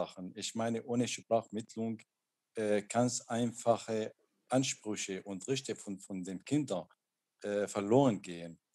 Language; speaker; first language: German; non-native, learner; Arabic